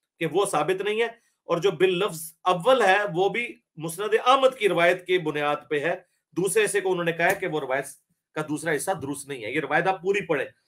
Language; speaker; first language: Urdu; non-native, local second language; Punjabi